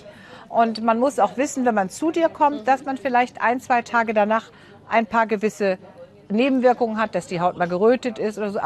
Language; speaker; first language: German; native; German